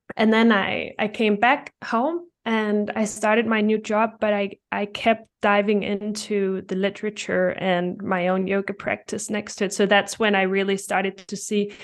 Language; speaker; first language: English; non-native, fluent; Danish